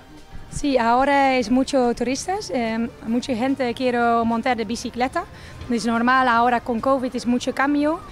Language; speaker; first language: Spanish; non-native, learner; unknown